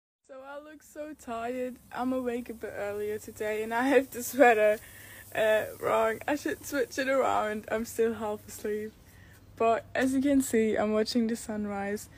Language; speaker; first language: English; non-native, fluent; German